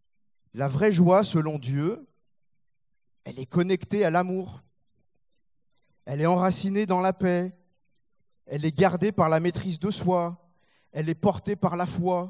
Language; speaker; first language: French; native; French